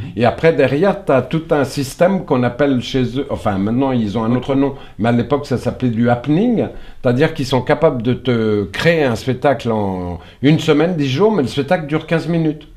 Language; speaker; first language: French; early bilingual, other home language; Portuguese